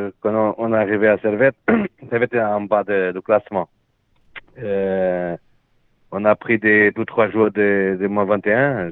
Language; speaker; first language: French; non-native, learner; Portuguese